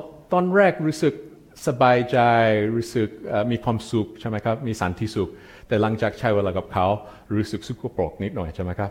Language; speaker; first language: Thai; non-native, fluent; English